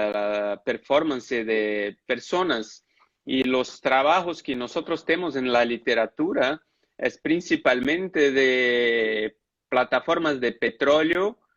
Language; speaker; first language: Spanish; non-native, fluent; Portuguese